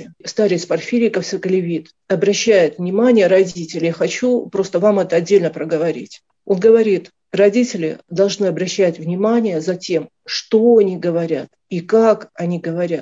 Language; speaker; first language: Russian; native; Russian